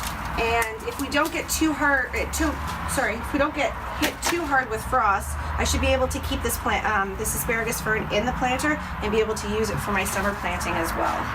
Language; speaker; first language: English; native; English